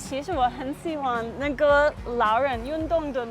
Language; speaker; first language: Chinese; non-native, fluent; English